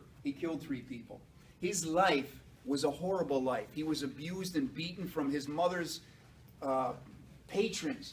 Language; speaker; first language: English; native; English